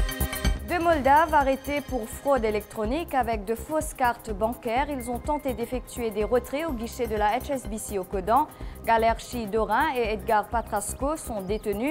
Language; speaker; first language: French; non-native, local second language; Morisyen